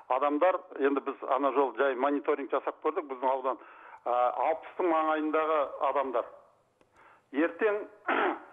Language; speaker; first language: Kazakh; native; Kazakh